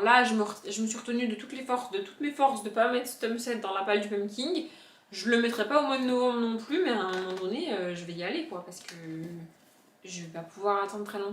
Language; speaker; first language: French; native; French